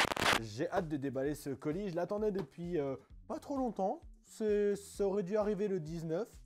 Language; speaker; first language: French; native; French